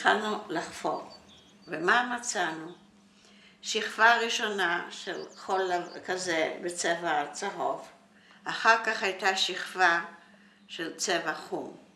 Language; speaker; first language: Hebrew; non-native, fluent; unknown